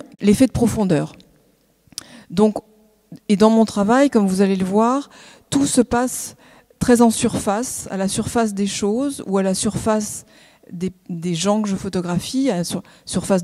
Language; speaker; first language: French; native; French